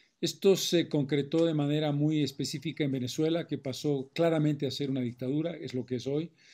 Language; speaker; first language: Spanish; native; Spanish